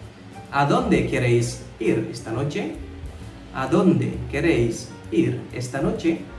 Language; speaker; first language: Spanish; non-native, fluent; Indonesian